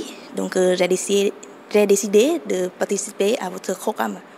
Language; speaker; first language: French; non-native, fluent; Vietnamese